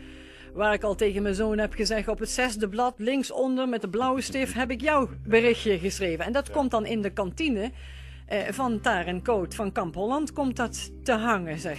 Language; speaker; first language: Dutch; native; Dutch